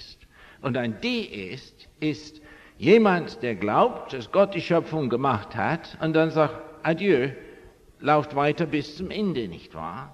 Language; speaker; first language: German; non-native, fluent; English